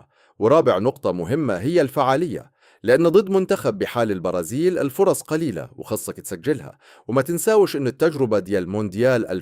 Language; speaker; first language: Arabic; native; Arabic